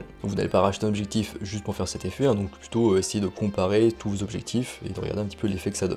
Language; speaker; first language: French; native; French